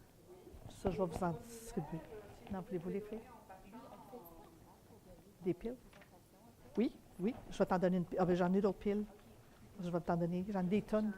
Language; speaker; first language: French; native; French